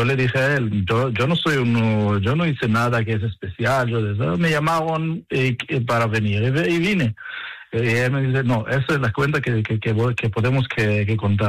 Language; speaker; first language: Spanish; non-native, fluent; Hebrew